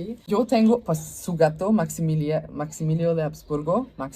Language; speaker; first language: Spanish; non-native, learner; German